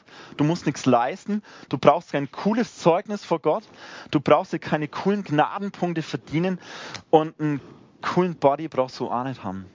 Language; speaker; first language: German; native; German